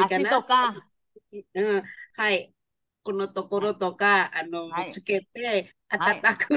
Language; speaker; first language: Japanese; non-native, learner; Indonesian